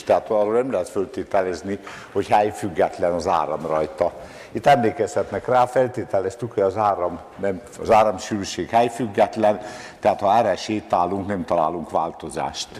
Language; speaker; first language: Hungarian; native; Hungarian